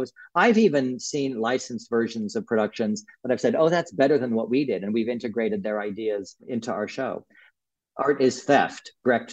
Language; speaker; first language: English; native; English